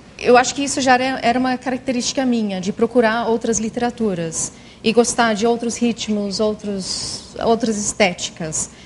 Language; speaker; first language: Portuguese; non-native, fluent; English